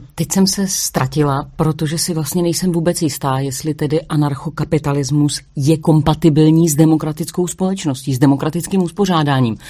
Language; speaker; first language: Czech; native; Czech